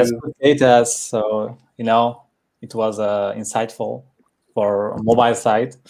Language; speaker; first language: English; non-native, learner; Turkish